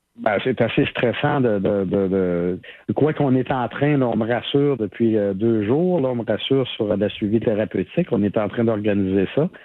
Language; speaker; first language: French; native; French